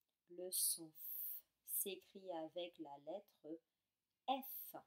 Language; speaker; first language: French; native; French